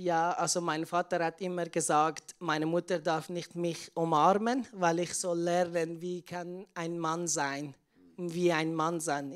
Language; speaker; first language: German; non-native, learner; Persian